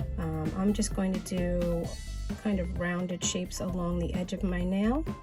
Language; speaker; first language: English; native; English